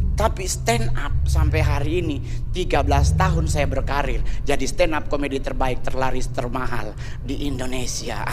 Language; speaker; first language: Indonesian; native; Indonesian